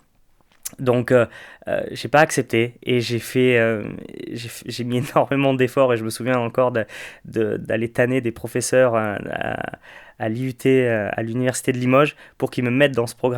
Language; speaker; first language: French; native; French